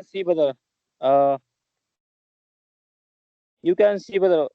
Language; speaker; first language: English; non-native, learner; Marathi